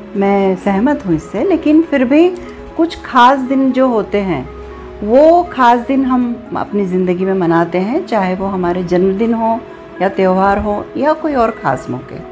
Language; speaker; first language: Hindi; native; Hindi